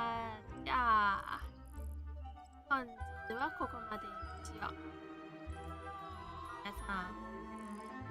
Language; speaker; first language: Japanese; non-native, learner; Chinese